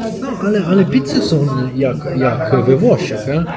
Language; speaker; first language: Polish; non-native, learner; Italian